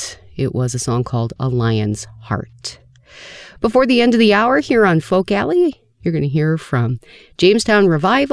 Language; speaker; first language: English; native; English